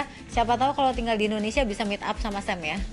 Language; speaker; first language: Indonesian; native; Indonesian